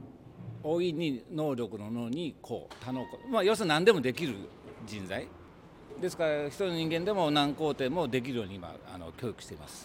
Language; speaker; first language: Japanese; native; Japanese